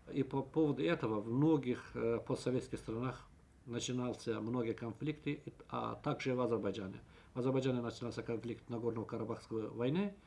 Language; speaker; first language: Russian; non-native, local second language; Azerbaijani